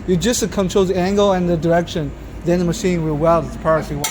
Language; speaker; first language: English; non-native, learner; Chinese